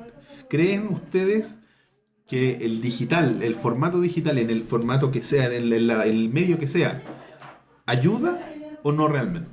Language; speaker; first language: Spanish; native; Spanish